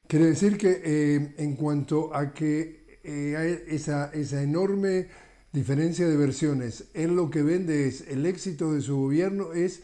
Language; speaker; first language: Spanish; native; Spanish